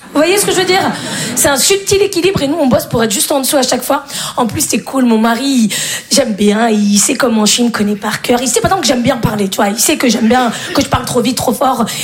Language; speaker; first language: French; native; French